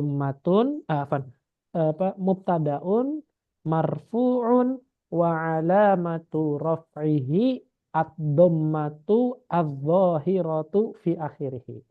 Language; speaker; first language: Arabic; non-native, fluent; Indonesian